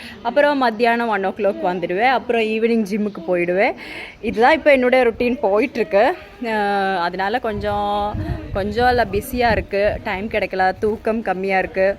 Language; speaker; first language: Tamil; non-native, learner; Malayalam